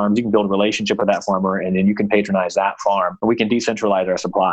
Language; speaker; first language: English; native; English